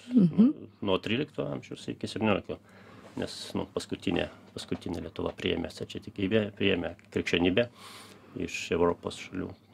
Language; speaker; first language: Lithuanian; early bilingual, heritage; Lithuanian